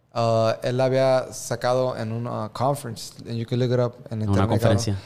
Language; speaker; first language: Spanish; early bilingual, heritage; Spanish